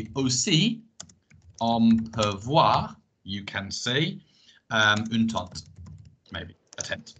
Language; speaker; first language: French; non-native, fluent; English